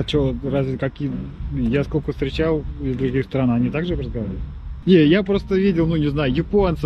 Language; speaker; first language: Russian; native; Russian